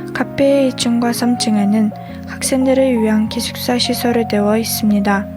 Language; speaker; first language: Korean; non-native, fluent; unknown